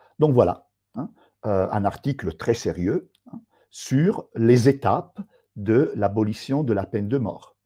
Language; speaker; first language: French; non-native, fluent; Italian